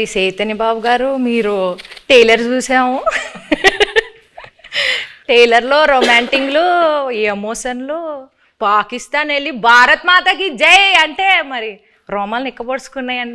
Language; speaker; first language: Telugu; native; Telugu